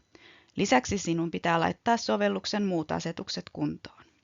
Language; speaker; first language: Finnish; native; Finnish